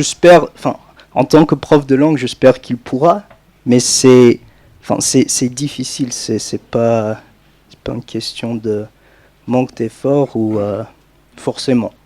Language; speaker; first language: French; non-native, fluent; English